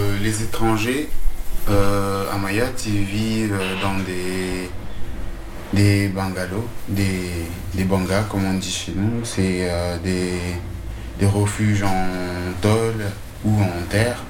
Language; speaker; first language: French; non-native, local second language; Comorian